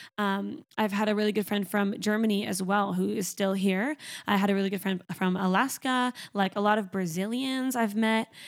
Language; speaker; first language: English; native; English